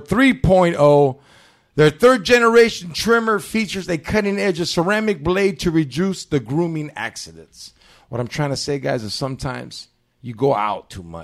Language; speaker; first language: English; native; English